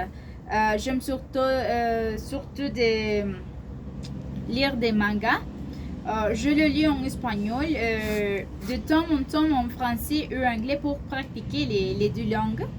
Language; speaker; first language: French; non-native, learner; Spanish